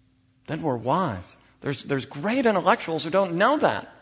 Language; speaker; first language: English; native; English